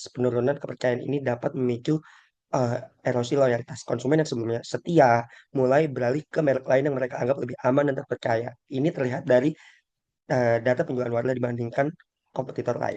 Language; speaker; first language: Indonesian; native; Indonesian